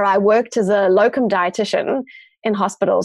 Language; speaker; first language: English; native; English